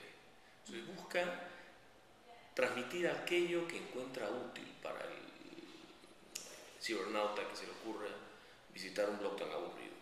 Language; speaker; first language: Spanish; native; Spanish